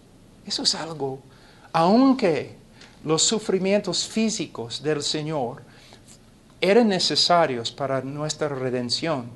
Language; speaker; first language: Spanish; non-native, fluent; English